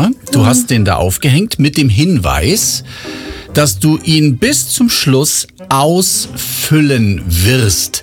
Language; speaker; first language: German; native; German